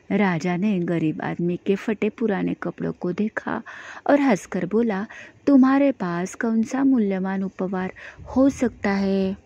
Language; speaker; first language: Hindi; non-native, local second language; Marathi